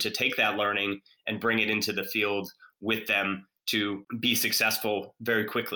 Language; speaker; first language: English; native; English